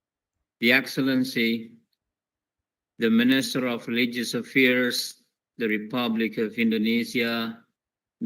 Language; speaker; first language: English; non-native, fluent; Indonesian